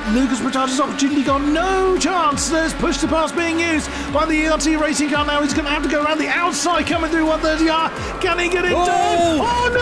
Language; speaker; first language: English; native; English